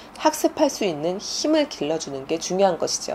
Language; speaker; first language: Korean; native; Korean